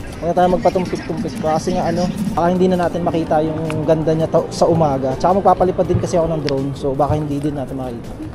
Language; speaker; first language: Filipino; native; Filipino